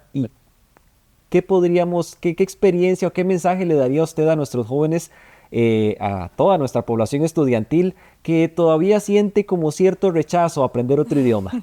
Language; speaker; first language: Spanish; native; Spanish